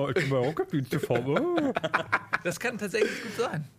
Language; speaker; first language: German; native; German